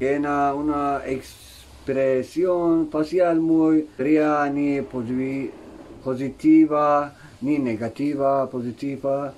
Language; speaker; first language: Spanish; non-native, learner; Turkish